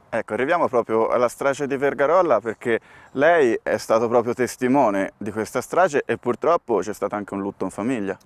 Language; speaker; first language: Italian; native; Italian